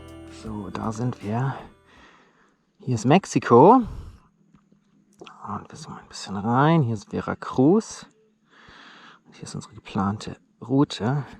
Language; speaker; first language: German; native; German